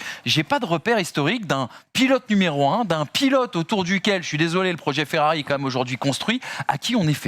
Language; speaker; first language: French; native; French